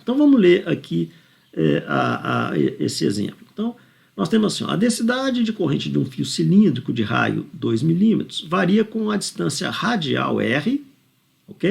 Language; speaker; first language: Portuguese; native; Portuguese